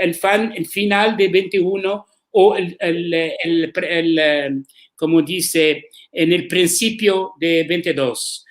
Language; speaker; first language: Spanish; non-native, learner; Arabic